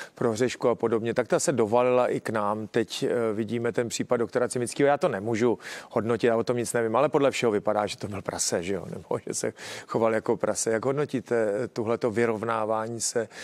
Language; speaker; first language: Czech; native; Czech